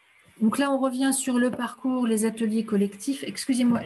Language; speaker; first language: French; native; French